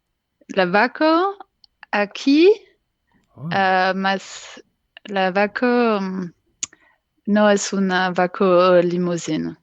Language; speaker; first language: Catalan; non-native, learner; French